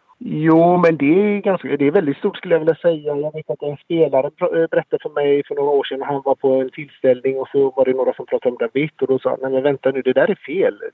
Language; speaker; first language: Swedish; native; Swedish